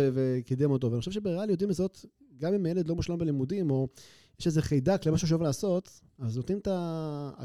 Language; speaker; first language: Hebrew; native; Hebrew